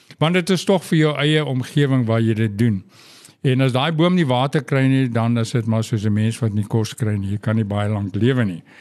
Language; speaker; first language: Afrikaans; non-native, local second language; English